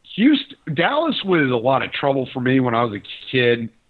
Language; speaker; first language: English; native; English